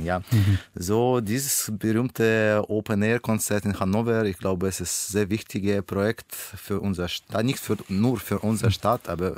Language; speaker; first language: German; non-native, learner; Russian